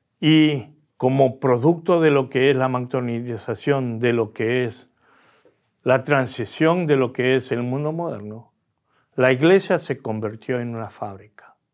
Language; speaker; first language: Spanish; early bilingual, other home language; Korean